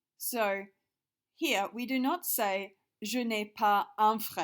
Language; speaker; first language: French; non-native, fluent; English